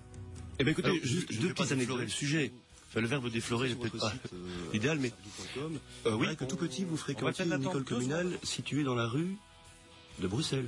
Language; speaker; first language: French; native; French